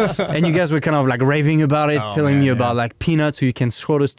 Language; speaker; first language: English; non-native, fluent; French